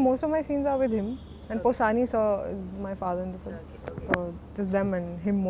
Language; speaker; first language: Telugu; non-native, learner; Hindi